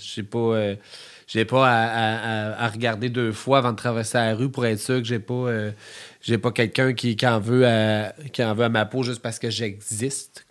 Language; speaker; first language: French; native; French